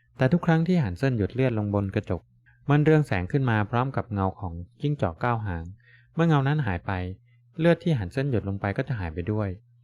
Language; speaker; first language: Thai; native; Thai